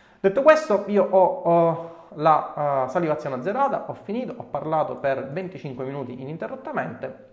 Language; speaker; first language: Italian; native; Italian